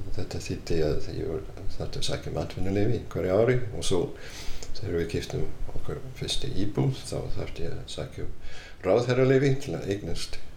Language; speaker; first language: Icelandic; non-native, fluent; English